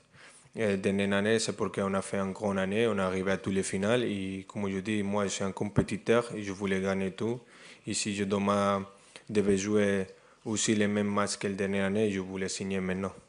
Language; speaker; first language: French; non-native, fluent; Spanish